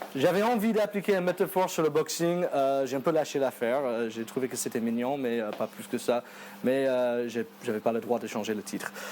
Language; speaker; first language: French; non-native, fluent; English